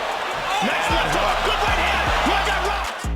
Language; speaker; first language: English; native; English